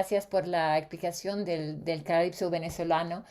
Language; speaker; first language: Spanish; non-native, learner; English